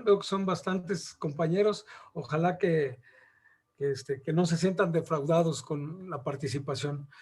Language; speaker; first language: Spanish; native; Spanish